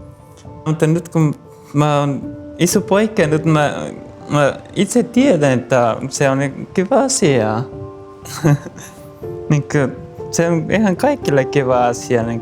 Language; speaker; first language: Finnish; non-native, learner; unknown